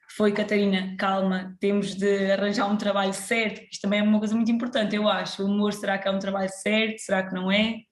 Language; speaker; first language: Portuguese; native; Portuguese